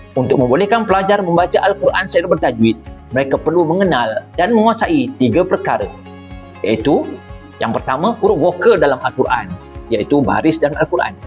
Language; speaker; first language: Malay; native; Malay